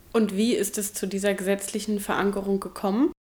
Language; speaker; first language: German; native; German